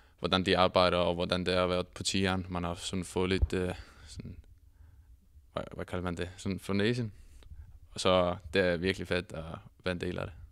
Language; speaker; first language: Danish; non-native, fluent; Icelandic